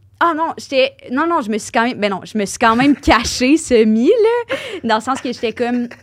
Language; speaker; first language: French; native; French